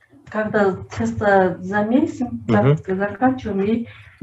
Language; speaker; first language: Russian; non-native, local second language; Kyrgyz